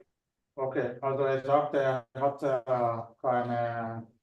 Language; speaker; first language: German; non-native, fluent; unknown